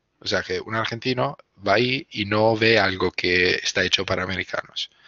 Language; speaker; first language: Spanish; non-native, fluent; Italian